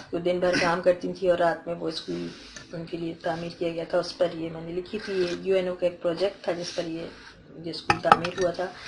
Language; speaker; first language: Urdu; native; Urdu